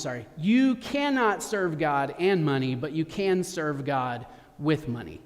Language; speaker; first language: English; native; English